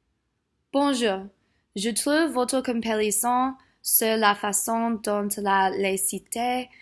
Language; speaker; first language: French; non-native, learner; English